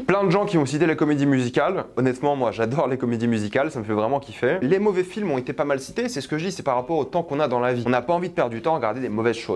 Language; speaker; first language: French; native; French